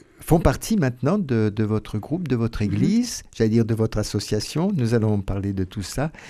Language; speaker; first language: French; native; French